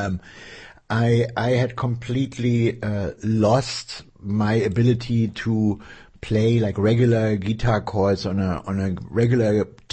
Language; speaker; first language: English; non-native, fluent; German